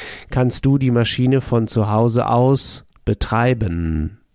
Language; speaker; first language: German; native; German